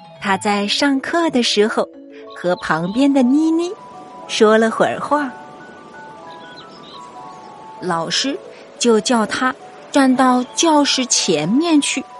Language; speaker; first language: Chinese; native; Chinese